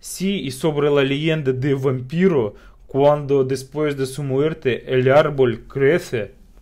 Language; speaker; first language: Spanish; non-native, learner; Russian